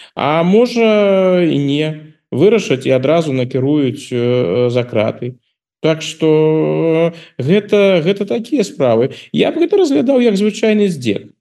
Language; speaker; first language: Belarusian; native; Belarusian